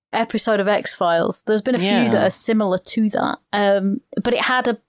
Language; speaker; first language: English; native; English